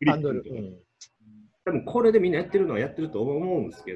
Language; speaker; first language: Japanese; native; Japanese